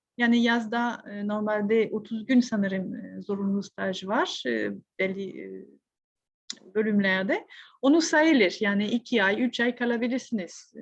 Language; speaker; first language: Turkish; non-native, fluent; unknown